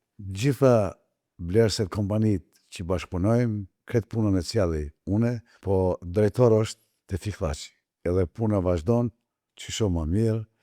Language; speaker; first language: Albanian; non-native, local second language; Turkish